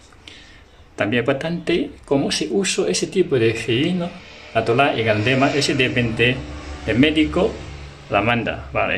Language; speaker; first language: Spanish; non-native, learner; Chinese